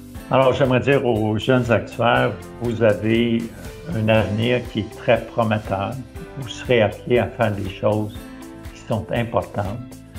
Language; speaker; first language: French; native; French